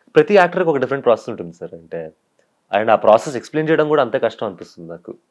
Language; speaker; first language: Telugu; native; Telugu